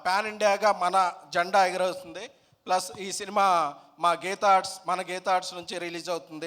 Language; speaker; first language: Telugu; native; Telugu